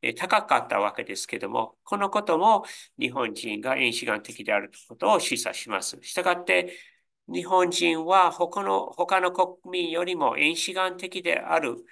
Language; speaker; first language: Japanese; non-native, fluent; English